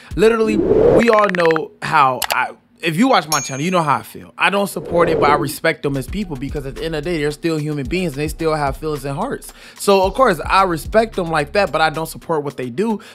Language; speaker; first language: English; native; English